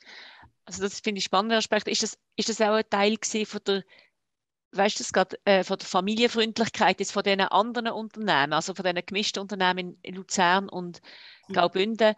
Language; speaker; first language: German; native; German